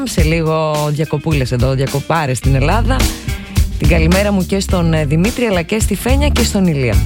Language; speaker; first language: Greek; native; Greek